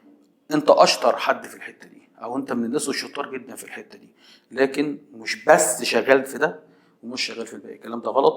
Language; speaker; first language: Arabic; native; Arabic